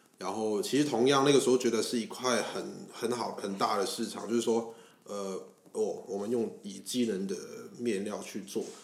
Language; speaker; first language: Chinese; non-native, local second language; Cantonese